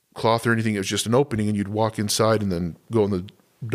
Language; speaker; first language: English; native; English